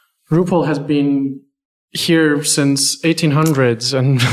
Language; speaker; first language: English; non-native, fluent; Latvian